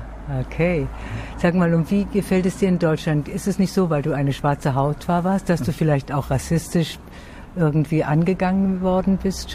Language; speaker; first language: German; native; German